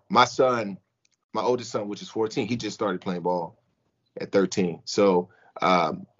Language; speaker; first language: English; native; English